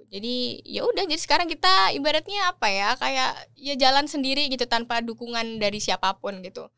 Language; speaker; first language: Indonesian; native; Indonesian